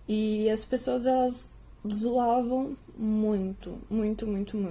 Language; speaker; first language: Portuguese; native; Portuguese